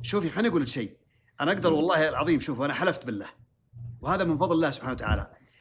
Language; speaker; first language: Arabic; native; Arabic